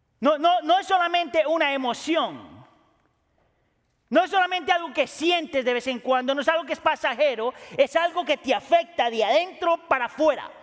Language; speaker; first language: Spanish; native; Spanish